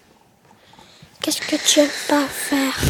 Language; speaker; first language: French; non-native, learner; Portuguese